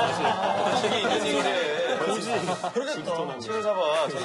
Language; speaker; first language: Korean; native; Korean